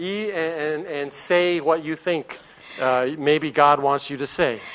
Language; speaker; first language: English; native; English